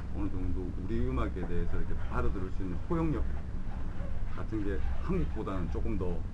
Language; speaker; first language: Korean; native; Korean